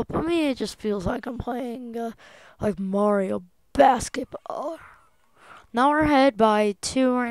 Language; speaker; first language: English; native; English